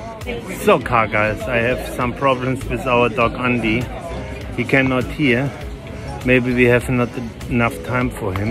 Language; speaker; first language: English; non-native, learner; German